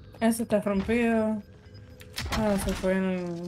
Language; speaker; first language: Spanish; early bilingual, other home language; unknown